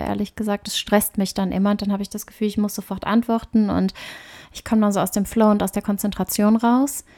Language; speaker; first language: German; native; German